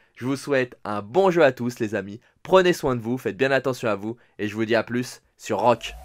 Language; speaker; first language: French; native; French